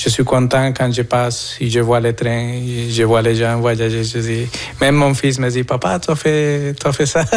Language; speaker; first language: French; non-native, fluent; Spanish